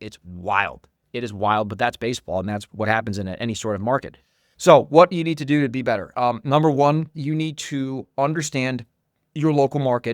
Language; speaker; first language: English; native; English